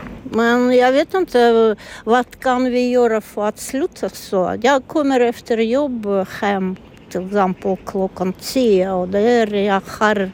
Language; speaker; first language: Swedish; non-native, learner; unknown